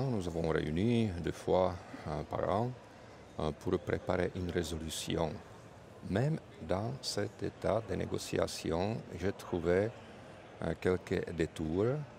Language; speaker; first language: French; non-native, fluent; Czech